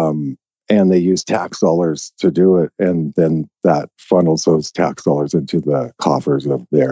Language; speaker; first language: English; native; English